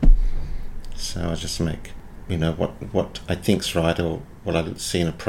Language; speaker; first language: English; native; English